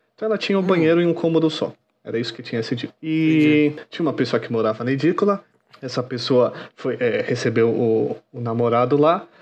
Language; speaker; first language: Portuguese; native; Portuguese